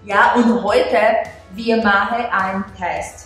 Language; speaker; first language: German; non-native, learner; Portuguese